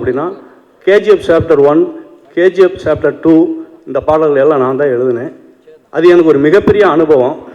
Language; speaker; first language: Tamil; native; Tamil